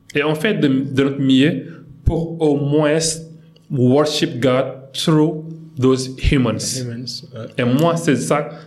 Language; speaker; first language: French; non-native, local second language; Wolof